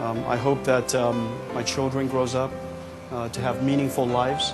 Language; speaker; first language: English; early bilingual, other home language; Chinese